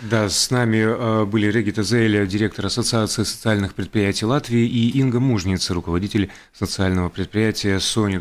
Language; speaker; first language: Russian; native; Russian